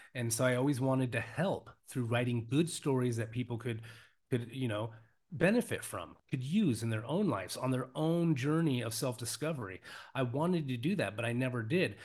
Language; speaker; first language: English; native; English